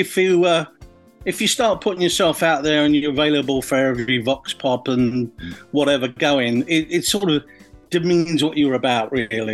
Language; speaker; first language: English; native; English